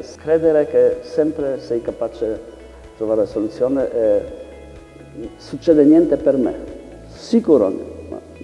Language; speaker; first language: Italian; non-native, learner; Polish